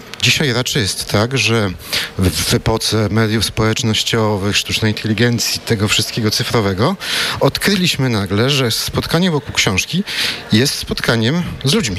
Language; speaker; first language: Polish; native; Polish